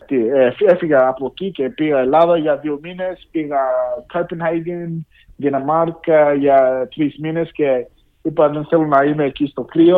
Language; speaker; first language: Greek; early bilingual, heritage; English